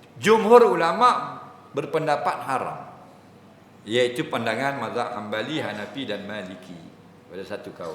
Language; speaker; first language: Malay; native; Malay